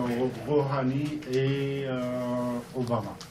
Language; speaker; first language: French; non-native, fluent; Arabic